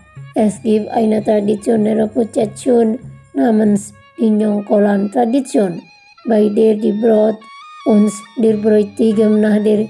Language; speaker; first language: German; non-native, fluent; Indonesian